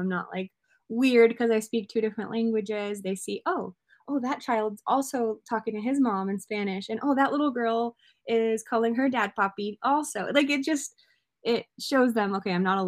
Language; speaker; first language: English; native; English